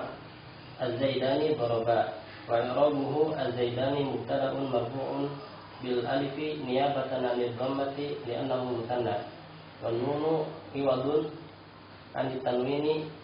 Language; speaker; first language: Arabic; non-native, learner; Indonesian